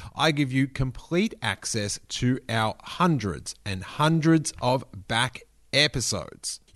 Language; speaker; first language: English; native; English